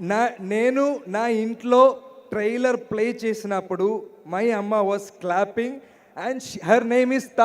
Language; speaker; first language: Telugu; non-native, learner; Malayalam